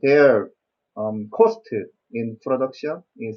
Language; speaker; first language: English; non-native, learner; Korean